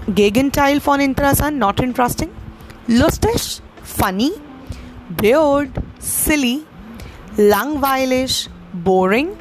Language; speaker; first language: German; non-native, learner; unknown